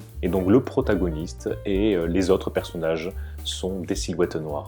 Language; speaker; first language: French; native; French